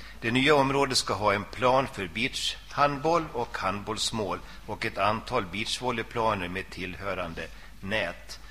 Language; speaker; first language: Swedish; native; Swedish